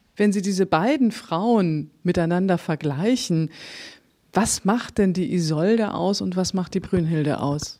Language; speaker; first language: German; native; German